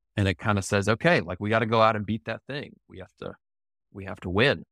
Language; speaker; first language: English; native; English